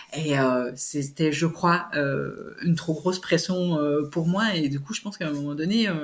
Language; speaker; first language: French; native; French